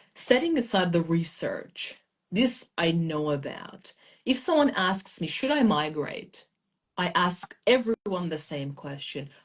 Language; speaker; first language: English; non-native, fluent; Persian